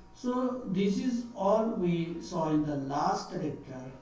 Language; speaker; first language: English; non-native, local second language; Marathi